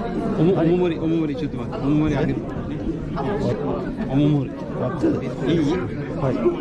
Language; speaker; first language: Japanese; native; Japanese